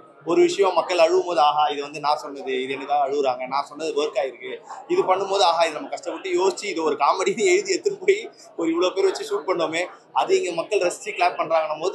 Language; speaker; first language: Tamil; native; Tamil